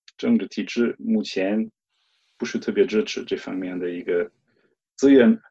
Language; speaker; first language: Chinese; non-native, fluent; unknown